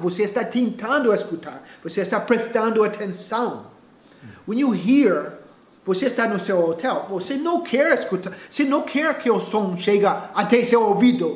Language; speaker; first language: Portuguese; non-native, fluent; English